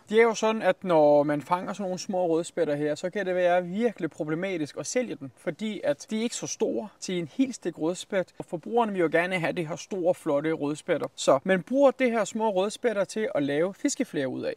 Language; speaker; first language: Danish; early bilingual, other home language; Turkish